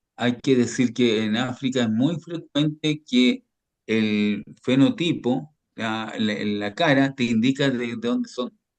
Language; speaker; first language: Spanish; native; Spanish